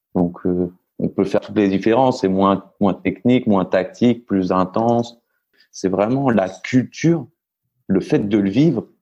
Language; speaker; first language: French; native; French